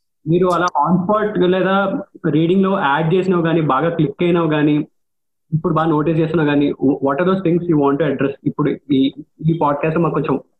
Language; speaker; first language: Telugu; native; Telugu